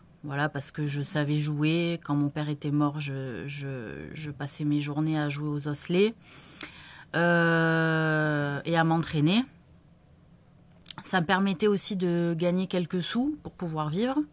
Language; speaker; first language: French; native; French